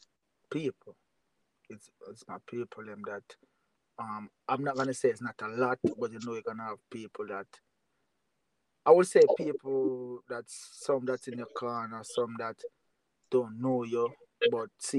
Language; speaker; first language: English; non-native, local second language; Jamaican Creole English